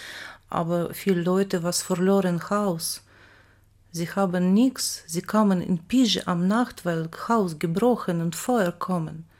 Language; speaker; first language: German; non-native, learner; Ukrainian